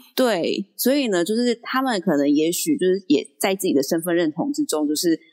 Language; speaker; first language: Chinese; early bilingual, heritage; Chinese